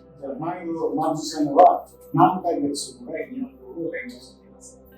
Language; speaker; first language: Japanese; non-native, learner; Bangla